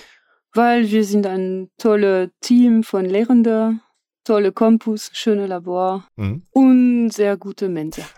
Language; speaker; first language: German; non-native, fluent; French